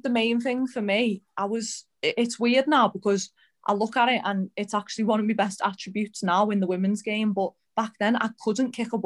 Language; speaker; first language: English; native; English